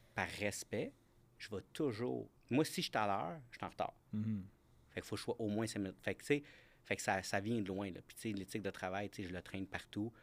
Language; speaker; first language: French; native; French